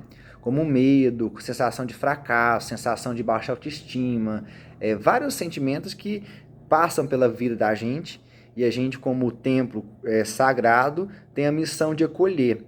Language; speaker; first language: Portuguese; native; Portuguese